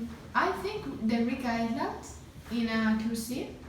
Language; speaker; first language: English; non-native, learner; Spanish